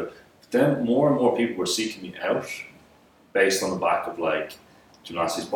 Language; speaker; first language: English; native; English